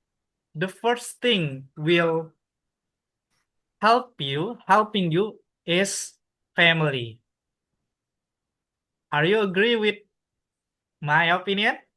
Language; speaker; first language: English; non-native, learner; Indonesian